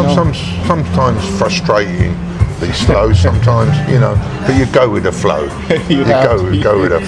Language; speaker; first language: English; native; English